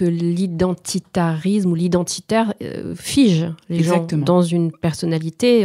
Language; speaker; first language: French; native; French